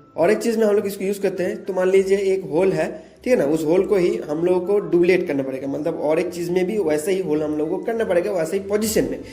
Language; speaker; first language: Hindi; non-native, local second language; Bangla